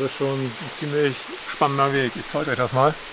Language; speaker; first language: German; native; German